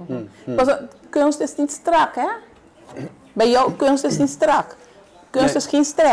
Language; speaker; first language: Dutch; non-native, local second language; Papiamento